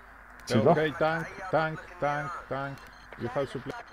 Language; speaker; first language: English; non-native, learner; Spanish